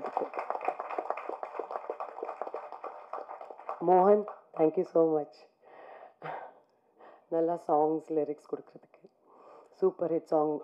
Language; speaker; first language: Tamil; non-native, fluent; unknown